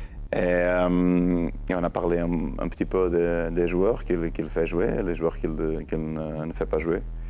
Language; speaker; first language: French; non-native, learner; Portuguese